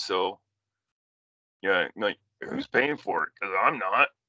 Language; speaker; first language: English; native; English